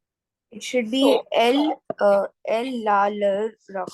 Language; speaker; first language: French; non-native, learner; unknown